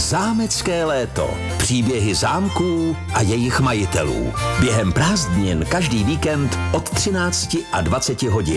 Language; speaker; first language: Czech; native; Czech